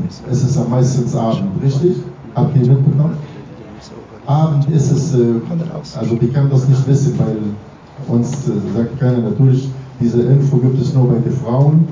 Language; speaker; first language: German; non-native, fluent; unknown